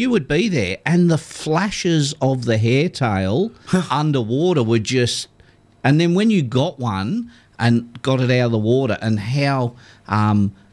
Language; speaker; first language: English; native; English